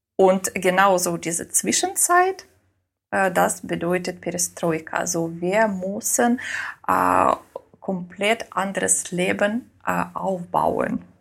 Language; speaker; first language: German; non-native, learner; Ukrainian